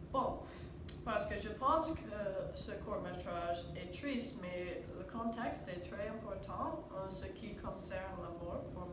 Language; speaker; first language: French; non-native, learner; English